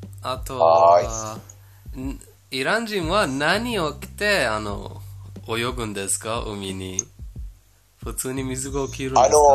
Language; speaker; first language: Japanese; non-native, fluent; Persian